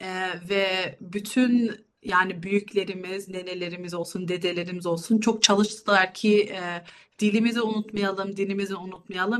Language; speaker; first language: Turkish; early bilingual, heritage; Turkish